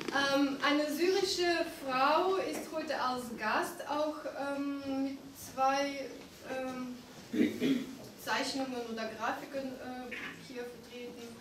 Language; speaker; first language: German; non-native, fluent; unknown